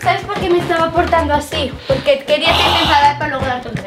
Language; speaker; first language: Spanish; native; Spanish